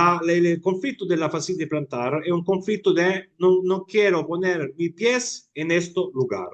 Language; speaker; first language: Spanish; non-native, fluent; Italian